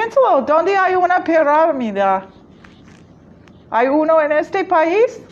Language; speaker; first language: Spanish; non-native, fluent; English